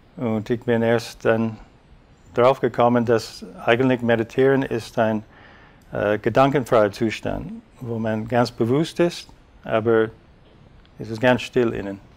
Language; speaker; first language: German; non-native, fluent; English